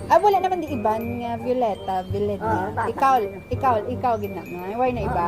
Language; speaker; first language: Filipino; non-native, local second language; Hiligaynon